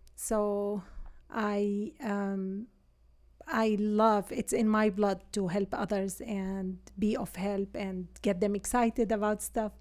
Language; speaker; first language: English; non-native, fluent; Arabic